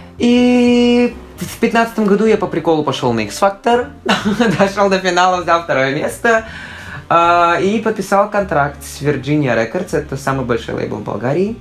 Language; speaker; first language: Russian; native; Russian